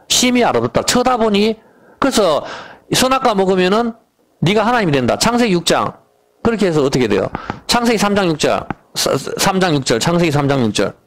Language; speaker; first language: Korean; native; Korean